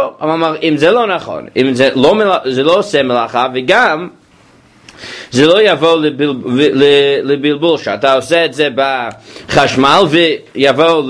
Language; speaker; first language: Hebrew; non-native, fluent; English